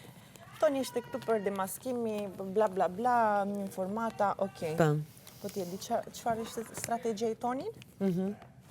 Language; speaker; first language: Albanian; early bilingual, heritage; Italian